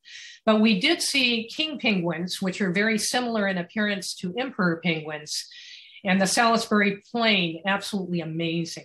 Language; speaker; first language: English; native; English